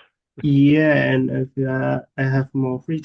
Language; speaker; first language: English; non-native, learner; Vietnamese